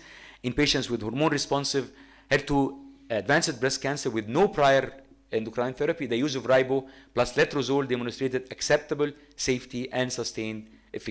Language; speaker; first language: English; non-native, fluent; Arabic